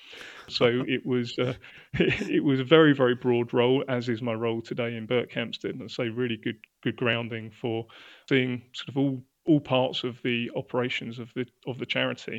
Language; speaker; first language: English; native; English